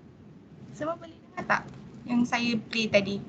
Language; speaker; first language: Malay; native; Malay